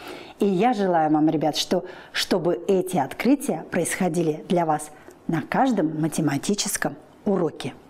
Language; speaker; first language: Russian; native; Russian